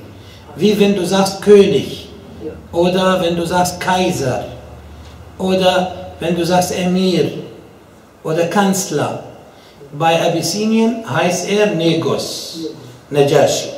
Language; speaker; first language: German; non-native, fluent; Arabic